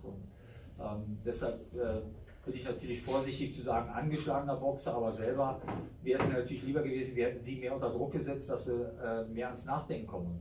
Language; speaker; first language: German; native; German